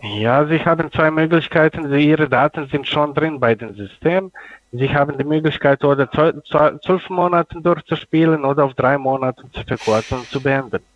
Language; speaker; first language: German; non-native, learner; Russian